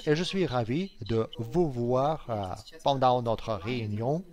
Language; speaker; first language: French; non-native, fluent; Russian